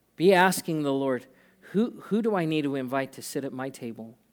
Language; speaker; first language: English; native; English